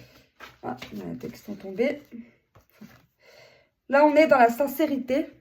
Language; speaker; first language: French; native; French